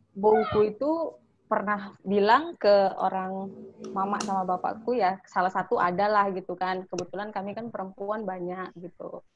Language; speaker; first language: Indonesian; native; Indonesian